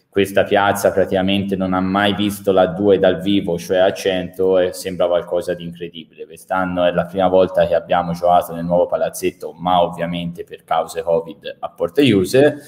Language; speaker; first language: Italian; native; Italian